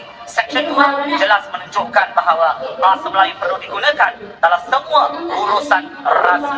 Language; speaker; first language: Malay; native; Malay